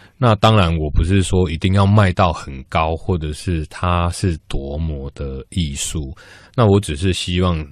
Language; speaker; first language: Chinese; native; Chinese